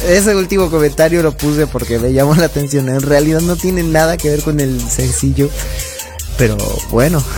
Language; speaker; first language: Spanish; native; Spanish